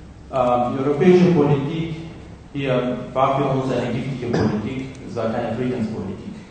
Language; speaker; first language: German; non-native, fluent; Kurdish